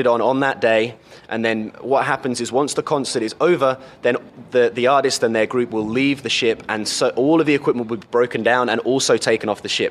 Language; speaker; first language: English; native; English